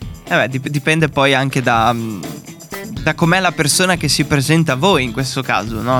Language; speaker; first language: Italian; native; Italian